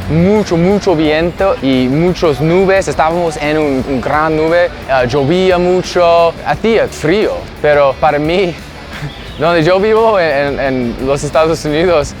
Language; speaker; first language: Spanish; non-native, learner; English